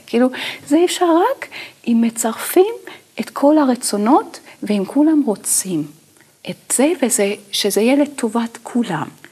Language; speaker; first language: Hebrew; non-native, fluent; Italian